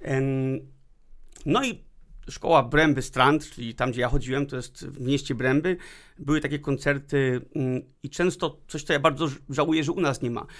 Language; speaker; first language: Polish; early bilingual, heritage; Polish